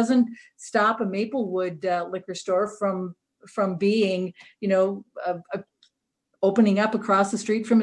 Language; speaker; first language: English; native; English